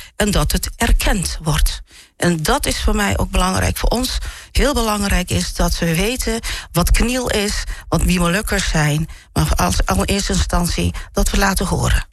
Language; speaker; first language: Dutch; early bilingual, other home language; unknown